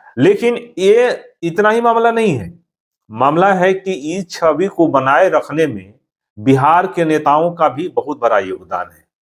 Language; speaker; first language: Hindi; native; Hindi